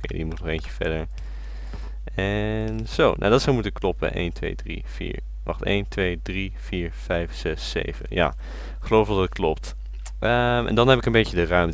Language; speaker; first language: Dutch; native; Dutch